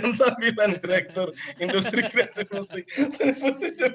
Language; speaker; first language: Indonesian; native; Indonesian